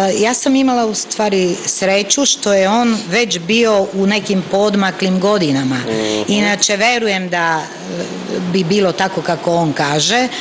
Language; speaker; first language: Serbian; non-native, local second language; Turkish